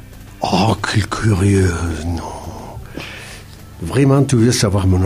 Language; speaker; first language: French; non-native, fluent; Spanish